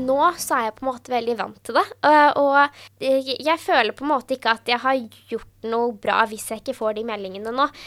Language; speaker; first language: Norwegian; early bilingual, other home language; Urdu